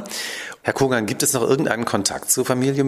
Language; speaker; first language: German; native; German